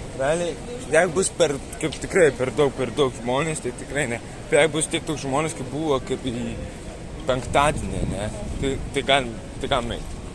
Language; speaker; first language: Lithuanian; early bilingual, heritage; Lithuanian